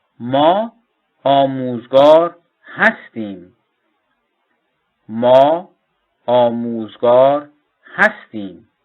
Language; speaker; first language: Persian; non-native, fluent; Turkish